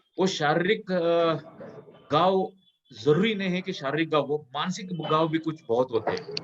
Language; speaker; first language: Hindi; non-native, local second language; Kannada